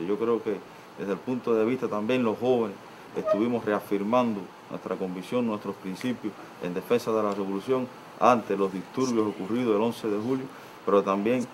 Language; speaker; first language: Spanish; native; Spanish